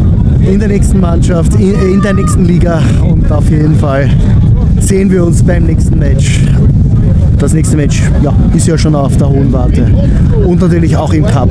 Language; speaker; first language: German; native; German